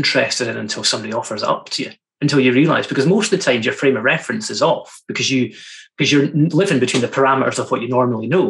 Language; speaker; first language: English; native; English